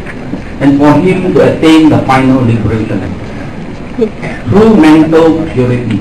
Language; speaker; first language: English; non-native, local second language; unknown